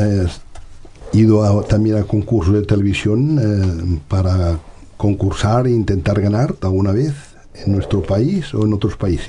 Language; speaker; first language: Spanish; non-native, local second language; Catalan